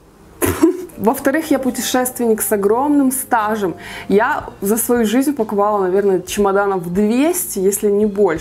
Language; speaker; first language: Russian; native; Russian